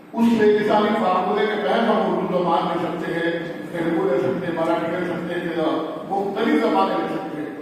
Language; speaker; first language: Urdu; native; Urdu